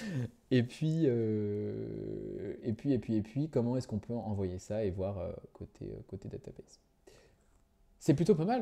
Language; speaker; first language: French; native; French